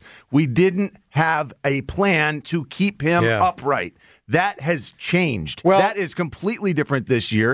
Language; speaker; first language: English; native; English